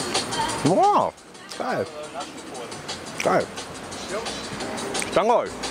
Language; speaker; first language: German; native; German